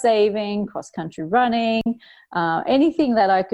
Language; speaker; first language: English; native; English